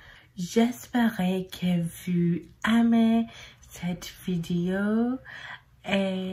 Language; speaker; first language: French; non-native, learner; English